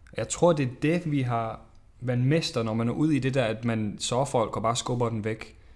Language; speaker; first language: Danish; non-native, fluent; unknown